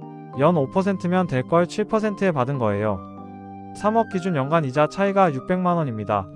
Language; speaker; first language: Korean; native; Korean